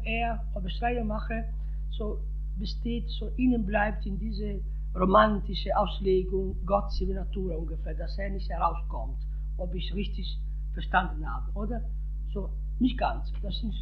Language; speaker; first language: German; non-native, fluent; Italian